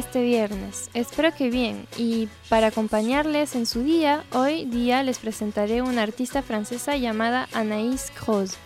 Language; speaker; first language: Spanish; non-native, fluent; French